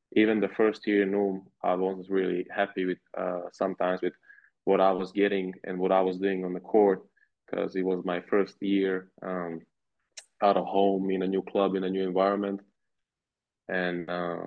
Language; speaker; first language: English; non-native, fluent; Serbian